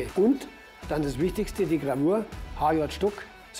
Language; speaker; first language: German; native; German